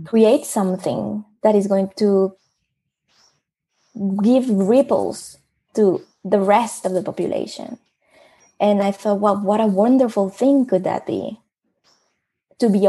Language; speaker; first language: English; non-native, fluent; Spanish